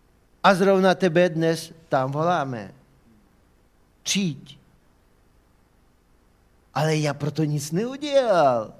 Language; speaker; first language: Czech; non-native, fluent; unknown